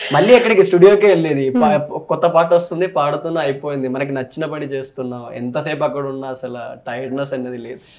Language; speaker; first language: Telugu; non-native, local second language; Malayalam